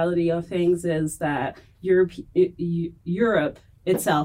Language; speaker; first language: English; non-native, fluent; French